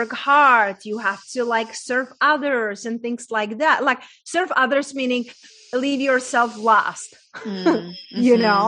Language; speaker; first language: English; non-native, fluent; Czech